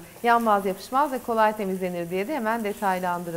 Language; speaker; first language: Turkish; native; Turkish